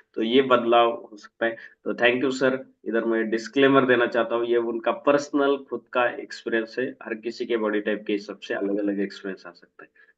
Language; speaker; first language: Hindi; non-native, local second language; Marathi